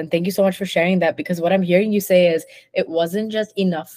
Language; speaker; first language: English; non-native, local second language; Hindi